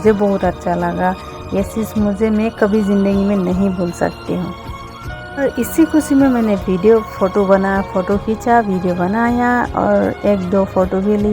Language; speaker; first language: Hindi; non-native, local second language; Assamese